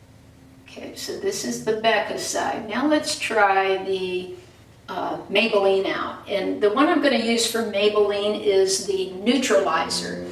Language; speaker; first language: English; native; English